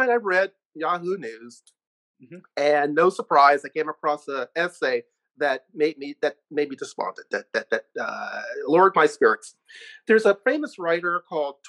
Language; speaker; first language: English; native; English